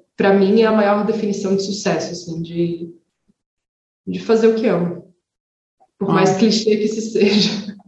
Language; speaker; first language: Portuguese; native; Portuguese